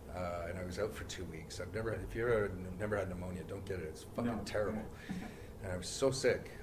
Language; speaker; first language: English; native; English